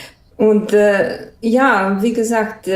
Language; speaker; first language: German; non-native, fluent; Bosnian